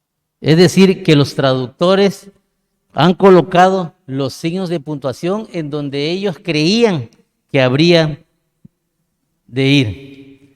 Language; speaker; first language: Spanish; native; Spanish